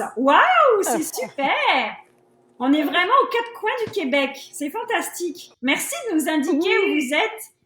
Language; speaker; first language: French; native; French